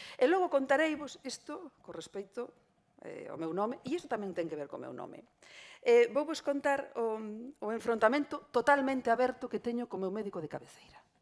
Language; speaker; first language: Galician; non-native, local second language; Spanish